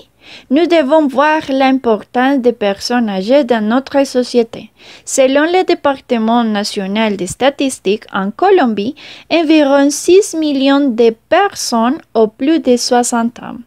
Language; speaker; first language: French; non-native, learner; Spanish